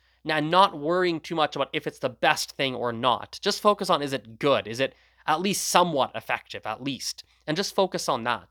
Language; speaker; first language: English; early bilingual, other home language; Gujarati